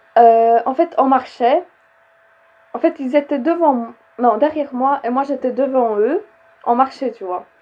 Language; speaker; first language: French; early bilingual, other home language; Polish